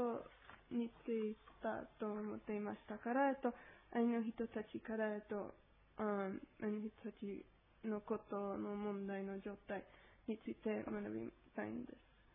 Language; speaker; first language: Japanese; non-native, learner; Spanish